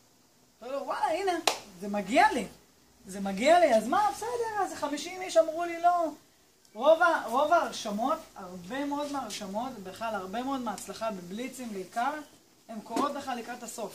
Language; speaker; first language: Hebrew; native; Hebrew